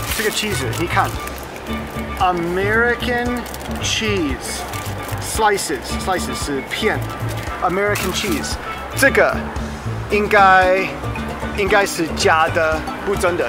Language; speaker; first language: Chinese; non-native, learner; English